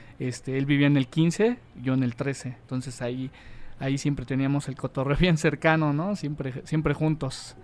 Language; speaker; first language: Spanish; native; Spanish